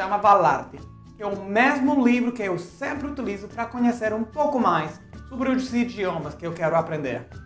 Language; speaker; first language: Portuguese; non-native, fluent; Italian